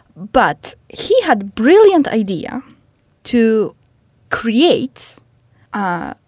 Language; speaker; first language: English; non-native, fluent; Polish